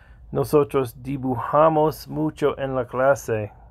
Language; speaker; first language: Spanish; non-native, learner; English